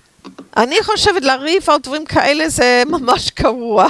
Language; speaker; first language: Hebrew; non-native, fluent; English